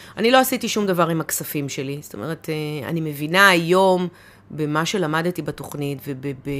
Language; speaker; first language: Hebrew; native; Hebrew